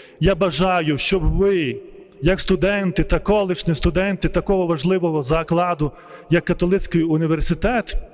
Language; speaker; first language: Ukrainian; non-native, fluent; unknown